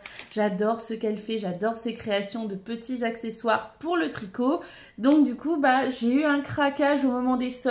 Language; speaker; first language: French; native; French